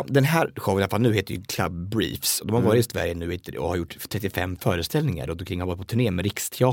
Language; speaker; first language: Swedish; native; Swedish